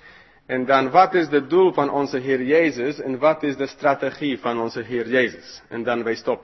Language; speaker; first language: Dutch; non-native, fluent; English